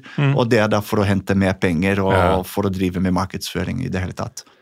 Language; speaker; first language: Norwegian; non-native, fluent; Portuguese